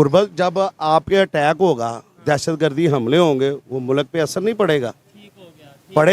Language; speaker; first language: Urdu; non-native, local second language; Punjabi